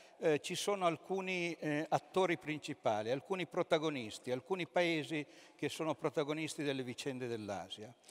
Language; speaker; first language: Italian; native; Italian